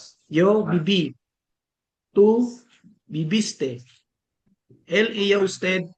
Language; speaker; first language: Spanish; non-native, learner; Filipino